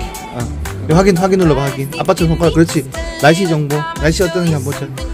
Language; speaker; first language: Korean; native; Korean